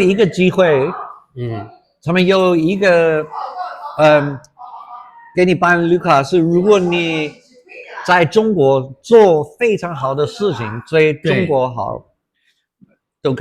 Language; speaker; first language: Chinese; non-native, fluent; English